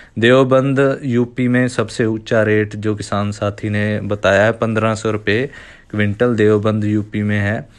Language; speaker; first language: Hindi; non-native, local second language; Punjabi